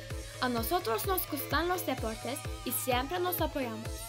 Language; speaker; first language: Spanish; non-native, learner; Turkish